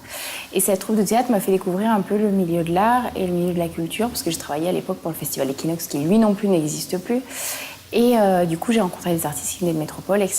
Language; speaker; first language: French; native; French